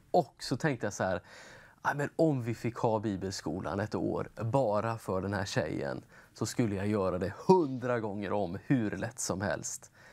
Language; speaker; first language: Swedish; native; Swedish